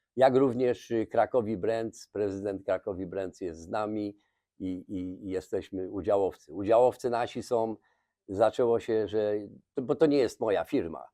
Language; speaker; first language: Polish; native; Polish